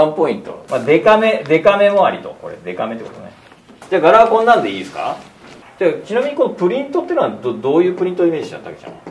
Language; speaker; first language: Japanese; native; Japanese